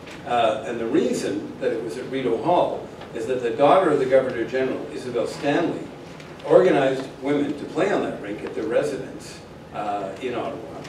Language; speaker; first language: English; native; English